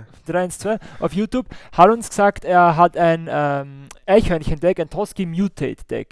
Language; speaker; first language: German; native; German